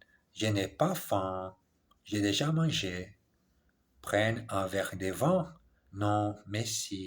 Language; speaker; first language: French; non-native, learner; English